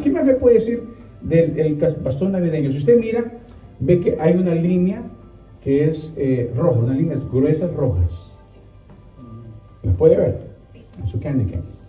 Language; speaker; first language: Spanish; native; Spanish